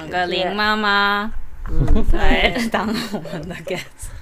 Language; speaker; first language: Chinese; early bilingual, heritage; Chinese